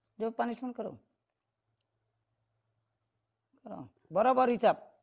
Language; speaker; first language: Hindi; non-native, learner; Bangla